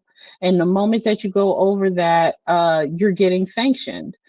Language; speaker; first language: English; native; English